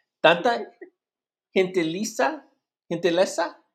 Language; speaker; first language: Spanish; non-native, learner; English